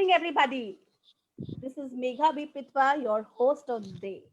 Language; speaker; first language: English; non-native, local second language; Hindi